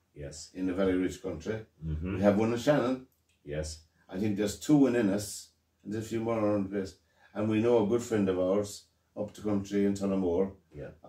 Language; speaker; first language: English; native; English